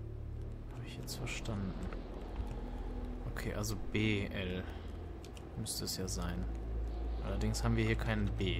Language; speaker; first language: German; native; German